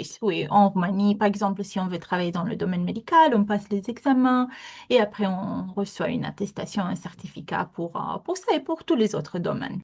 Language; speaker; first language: French; non-native, fluent; Romanian